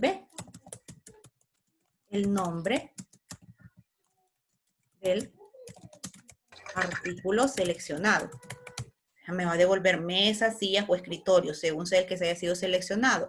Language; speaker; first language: Spanish; native; Spanish